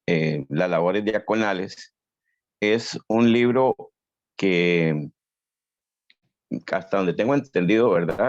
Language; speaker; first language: Spanish; native; Spanish